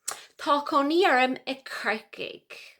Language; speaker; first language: Irish; non-native, local second language; English